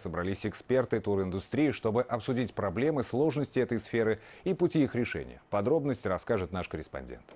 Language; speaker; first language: Russian; native; Russian